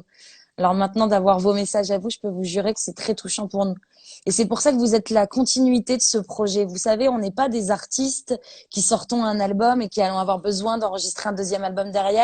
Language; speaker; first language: French; native; French